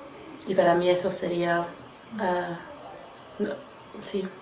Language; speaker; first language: Spanish; non-native, learner; English